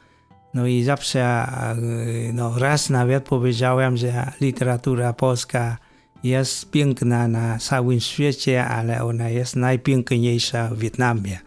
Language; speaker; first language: Polish; non-native, fluent; Vietnamese